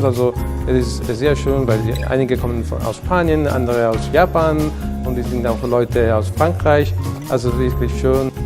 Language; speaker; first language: German; non-native, learner; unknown